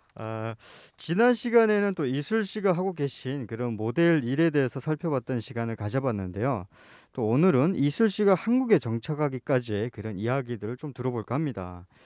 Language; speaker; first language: Korean; native; Korean